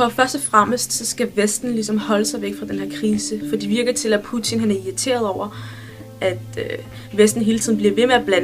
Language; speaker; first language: Danish; native; Danish